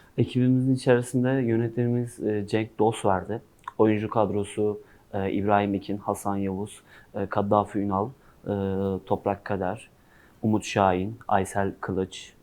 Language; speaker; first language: Turkish; non-native, local second language; Kurdish